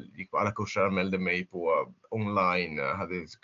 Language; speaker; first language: Swedish; non-native, fluent; Spanish